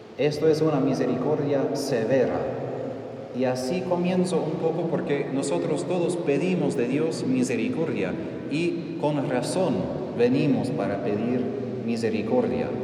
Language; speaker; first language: Spanish; non-native, fluent; English